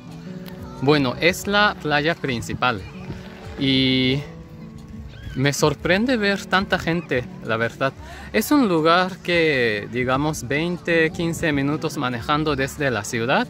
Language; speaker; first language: Spanish; non-native, fluent; Japanese